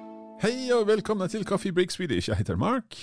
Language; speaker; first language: Swedish; non-native, learner; English